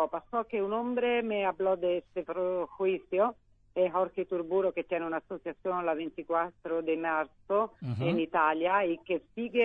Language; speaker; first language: Spanish; non-native, learner; Italian